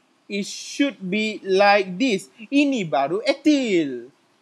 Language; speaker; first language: English; non-native, local second language; Malay